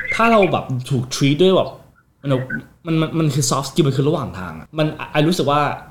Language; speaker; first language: Thai; non-native, fluent; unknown